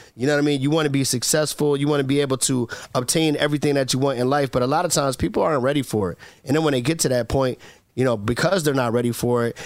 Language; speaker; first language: English; native; English